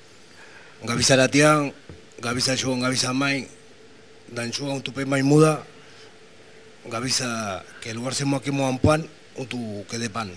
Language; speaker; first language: Indonesian; non-native, learner; Spanish